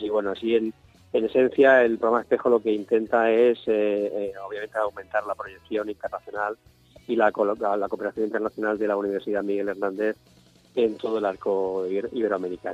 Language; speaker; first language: Spanish; native; Spanish